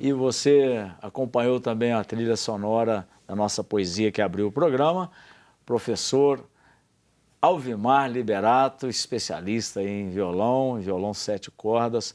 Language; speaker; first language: Portuguese; native; Portuguese